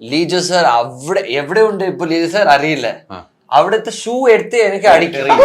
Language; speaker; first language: Malayalam; non-native, learner; Tamil